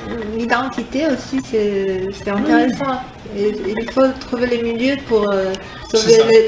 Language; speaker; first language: French; non-native, fluent; Italian